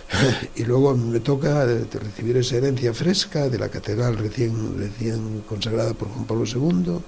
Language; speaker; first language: Spanish; native; Spanish